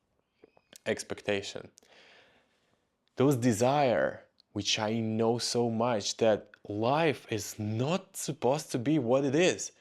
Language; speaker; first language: English; non-native, fluent; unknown